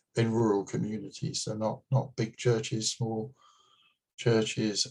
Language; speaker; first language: English; native; English